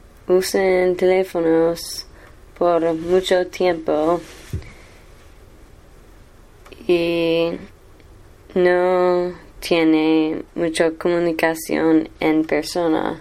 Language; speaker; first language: Spanish; non-native, learner; English